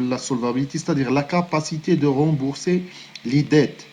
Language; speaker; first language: French; non-native, local second language; Arabic